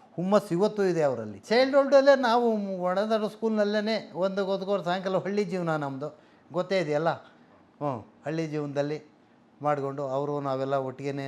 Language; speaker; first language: Kannada; native; Kannada